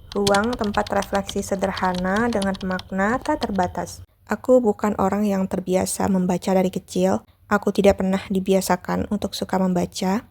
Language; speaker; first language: Indonesian; non-native, local second language; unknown